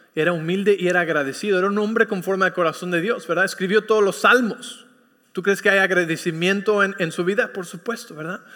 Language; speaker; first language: Spanish; early bilingual, heritage; Spanish